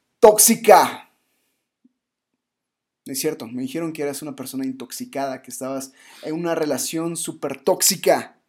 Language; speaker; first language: Spanish; native; Spanish